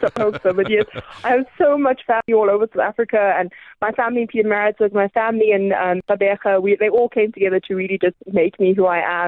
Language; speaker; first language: English; native; English